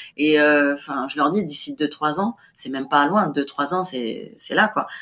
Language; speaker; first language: French; non-native, local second language; Arabic